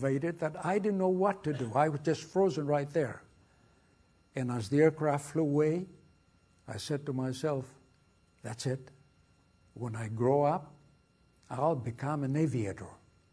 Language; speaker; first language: English; non-native, fluent; Greek